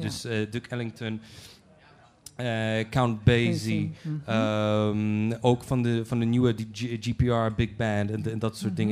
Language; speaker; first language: Dutch; non-native, fluent; Polish